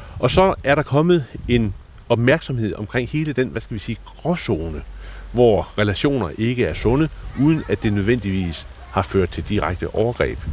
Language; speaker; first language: Danish; native; Danish